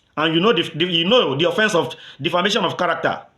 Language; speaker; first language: English; non-native, local second language; Yoruba